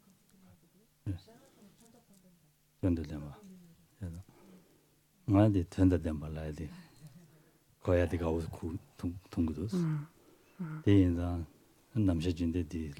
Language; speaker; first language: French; non-native, learner; Tibetan